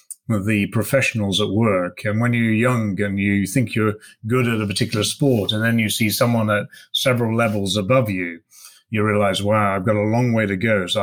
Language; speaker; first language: English; native; English